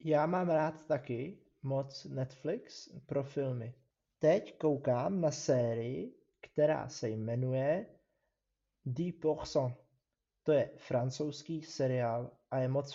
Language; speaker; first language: Czech; non-native, fluent; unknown